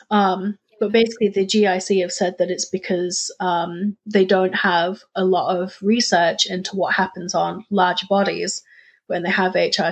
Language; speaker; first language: English; native; English